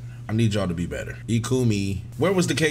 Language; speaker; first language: English; native; English